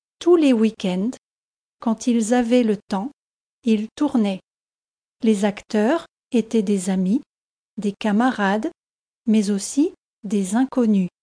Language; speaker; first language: French; native; French